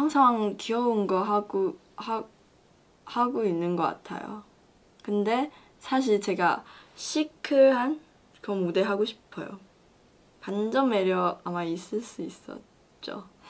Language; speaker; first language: Korean; non-native, learner; Chinese